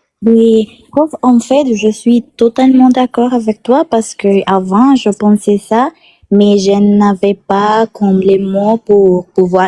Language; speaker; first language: French; non-native, learner; Spanish